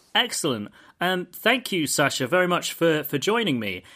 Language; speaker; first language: English; native; English